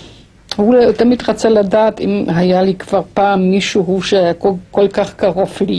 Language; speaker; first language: Hebrew; non-native, fluent; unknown